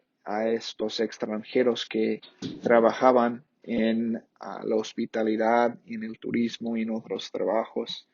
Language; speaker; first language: Spanish; non-native, fluent; English